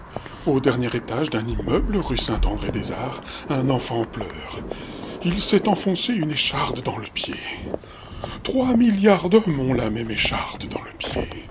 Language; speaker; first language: French; native; French